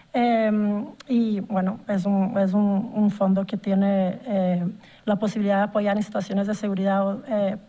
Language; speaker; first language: Spanish; non-native, fluent; Portuguese